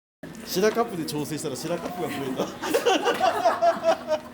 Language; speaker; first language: Japanese; native; Japanese